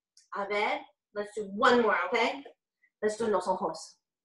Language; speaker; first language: English; early bilingual, other home language; Spanish